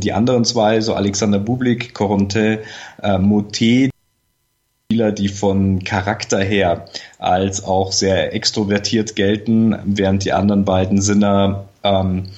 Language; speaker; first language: German; native; German